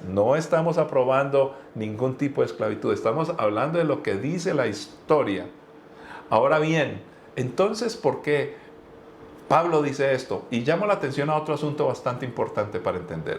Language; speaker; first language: Spanish; native; Spanish